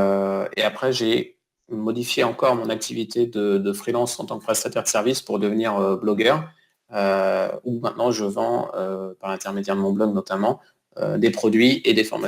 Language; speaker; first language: French; native; French